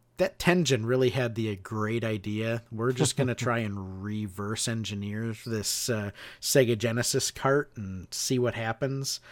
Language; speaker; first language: English; native; English